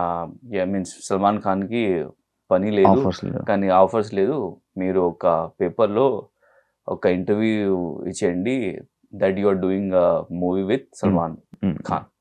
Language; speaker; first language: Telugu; non-native, learner; Hindi